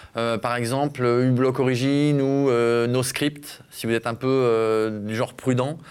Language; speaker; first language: French; native; French